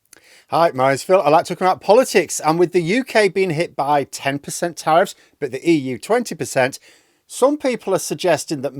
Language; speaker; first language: English; native; English